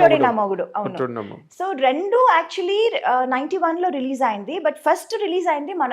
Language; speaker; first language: Telugu; non-native, local second language; Tamil